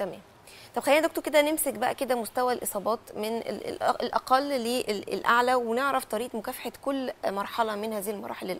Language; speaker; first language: Arabic; native; Arabic